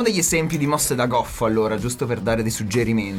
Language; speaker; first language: Italian; native; Italian